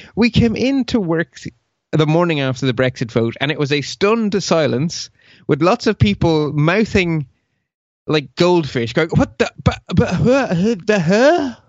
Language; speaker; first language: English; early bilingual, other home language; Dutch